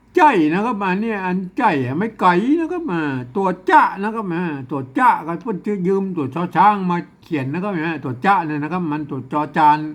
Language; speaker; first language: Thai; non-native, local second language; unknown